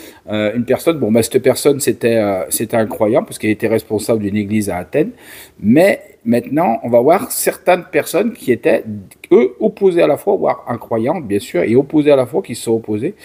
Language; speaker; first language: French; native; French